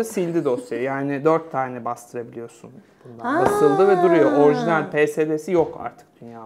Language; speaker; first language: Turkish; native; Turkish